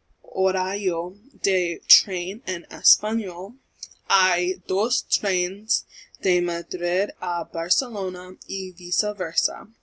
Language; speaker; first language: Spanish; non-native, learner; English